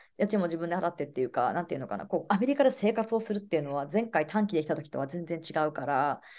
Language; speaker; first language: Japanese; native; Japanese